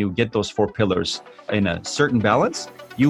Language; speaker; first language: English; early bilingual, other home language; Armenian